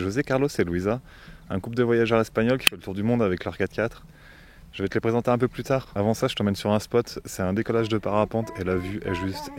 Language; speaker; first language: French; native; French